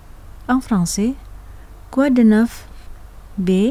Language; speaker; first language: French; non-native, fluent; Indonesian